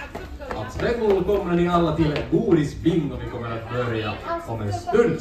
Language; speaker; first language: Swedish; non-native, local second language; Finnish